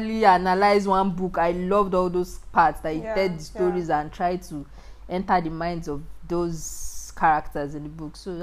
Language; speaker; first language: English; non-native, local second language; Yoruba